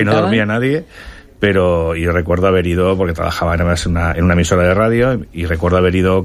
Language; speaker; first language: Spanish; native; Spanish